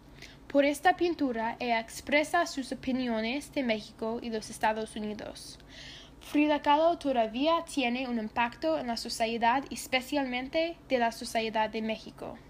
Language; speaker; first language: Spanish; non-native, learner; English